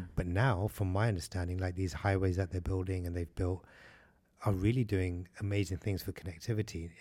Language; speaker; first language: English; early bilingual, other home language; Hindi